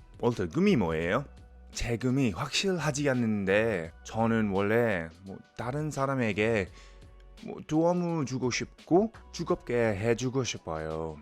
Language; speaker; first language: Korean; non-native, fluent; English